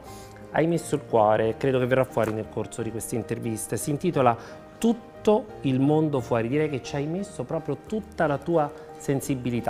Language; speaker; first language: Italian; native; Italian